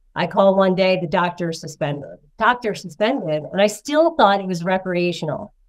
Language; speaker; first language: English; native; English